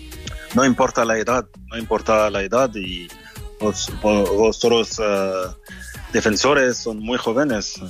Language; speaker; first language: Spanish; non-native, fluent; French